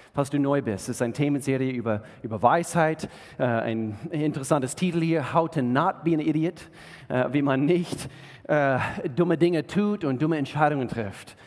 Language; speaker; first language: German; non-native, fluent; English